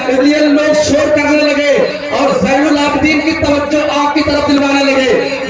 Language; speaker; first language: Urdu; native; Urdu